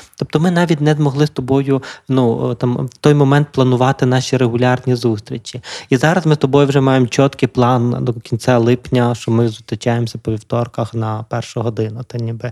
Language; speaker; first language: Ukrainian; native; Ukrainian